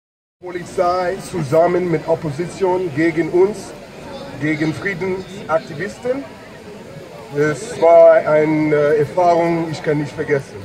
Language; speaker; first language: German; non-native, learner; English